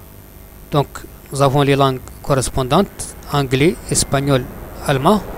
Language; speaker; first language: French; non-native, local second language; Arabic